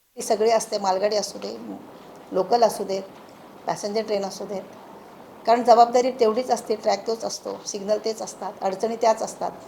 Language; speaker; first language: Marathi; native; Marathi